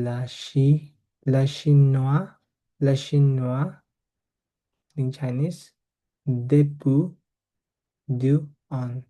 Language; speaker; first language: French; non-native, learner; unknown